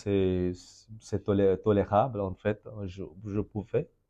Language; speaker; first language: French; non-native, fluent; Bangla